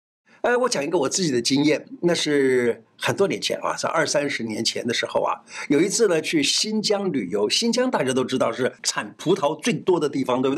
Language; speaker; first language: Chinese; native; Chinese